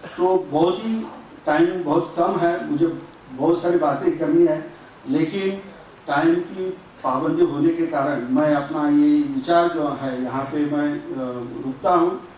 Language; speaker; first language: Hindi; non-native, local second language; Marathi